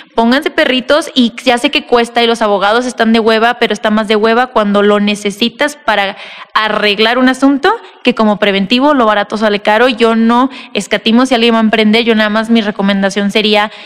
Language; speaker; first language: Spanish; native; Spanish